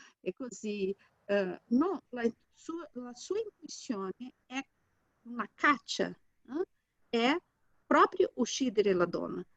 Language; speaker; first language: Italian; non-native, fluent; Portuguese